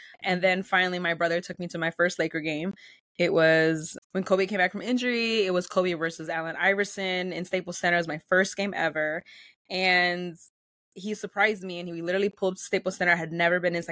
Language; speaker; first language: English; early bilingual, other home language; Spanish